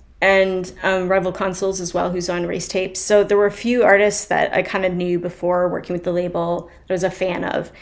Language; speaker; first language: English; native; English